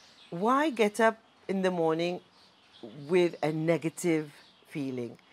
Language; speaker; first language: English; non-native, local second language; Morisyen